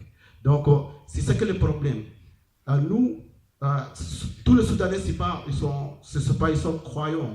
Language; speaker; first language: French; non-native, learner; Arabic